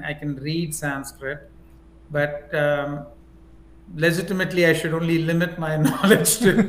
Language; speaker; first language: English; non-native, local second language; Tamil